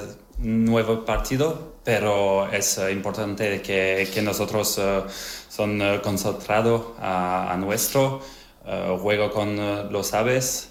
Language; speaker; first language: Spanish; non-native, learner; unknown